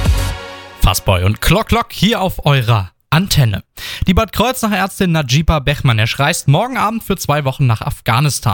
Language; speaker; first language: German; native; German